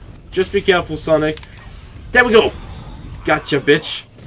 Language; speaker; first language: English; non-native, fluent; German